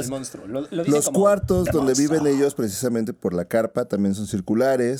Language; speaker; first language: Spanish; native; Spanish